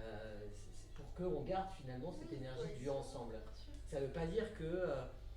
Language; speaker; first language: French; native; French